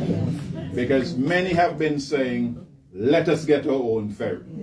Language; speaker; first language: English; native; English